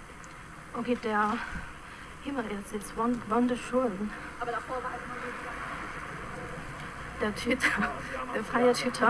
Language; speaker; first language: German; non-native, fluent; Chinese